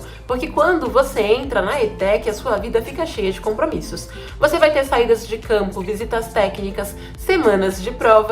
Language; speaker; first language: Portuguese; native; Portuguese